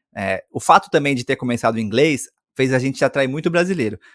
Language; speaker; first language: Portuguese; native; Portuguese